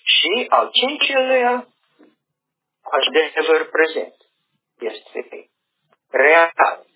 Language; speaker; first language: Romanian; non-native, learner; English